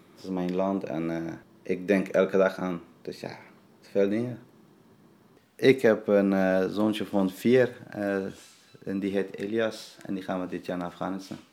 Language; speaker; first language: Dutch; non-native, fluent; Persian